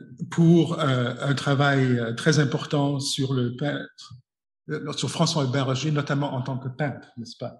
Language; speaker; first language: French; native; French